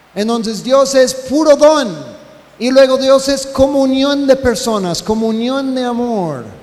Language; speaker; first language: Spanish; non-native, fluent; English